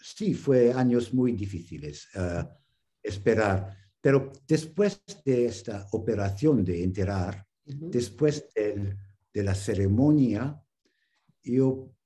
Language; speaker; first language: Spanish; non-native, fluent; English